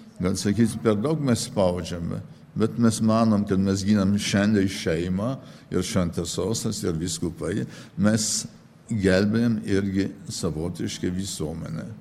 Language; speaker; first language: Lithuanian; early bilingual, heritage; Lithuanian